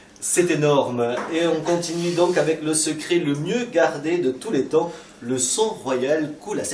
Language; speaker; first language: French; native; French